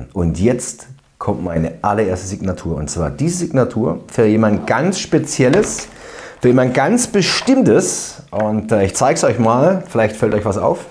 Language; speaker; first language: German; native; German